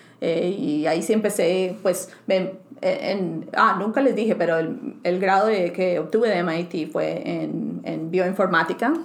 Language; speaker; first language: Spanish; native; Spanish